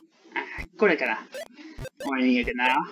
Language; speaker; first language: Japanese; non-native, learner; English